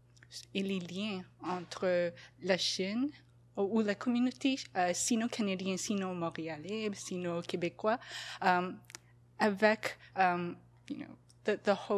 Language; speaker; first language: French; non-native, fluent; English